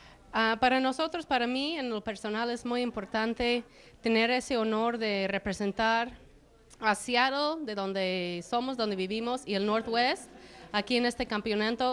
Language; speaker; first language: Spanish; non-native, fluent; English